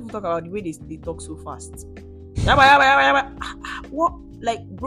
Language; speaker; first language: English; non-native, local second language; Yoruba